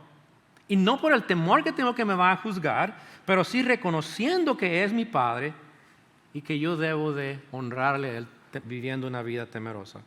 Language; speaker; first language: Spanish; native; Spanish